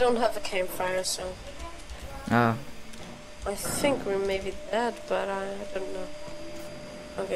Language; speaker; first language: English; non-native, fluent; Danish